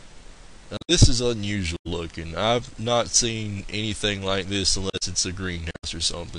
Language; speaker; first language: English; native; English